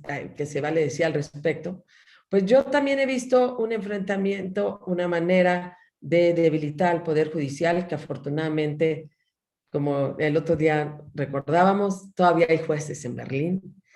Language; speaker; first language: Spanish; native; Spanish